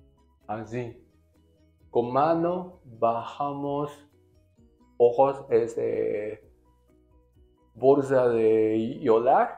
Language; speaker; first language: Spanish; non-native, learner; Japanese